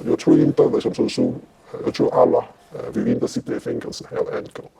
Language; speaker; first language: Swedish; non-native, fluent; Cantonese